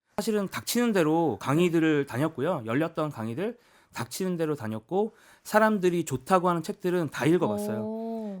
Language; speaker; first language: Korean; native; Korean